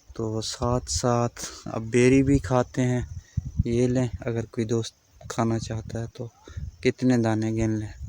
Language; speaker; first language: Urdu; non-native, local second language; Baluchi